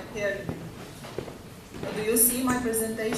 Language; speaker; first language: English; non-native, fluent; Romanian